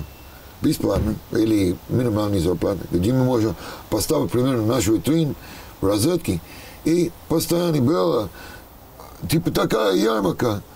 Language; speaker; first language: Russian; non-native, learner; English